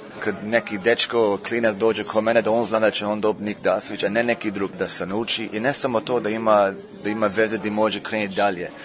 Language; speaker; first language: Croatian; early bilingual, heritage; Croatian